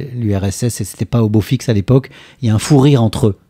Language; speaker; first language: French; native; French